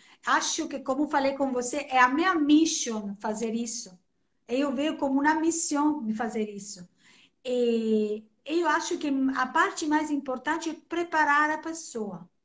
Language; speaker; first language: Portuguese; non-native, fluent; Italian